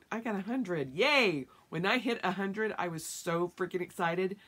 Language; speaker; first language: English; native; English